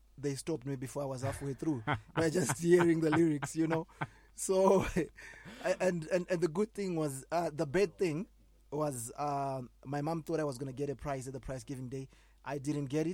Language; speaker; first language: English; non-native, local second language; Shona